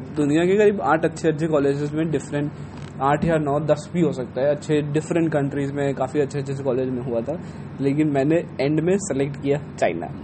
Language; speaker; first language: Hindi; native; Hindi